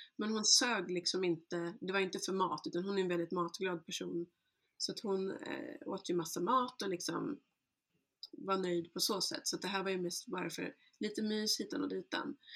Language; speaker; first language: Swedish; early bilingual, other home language; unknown